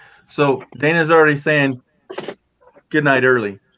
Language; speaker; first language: English; native; English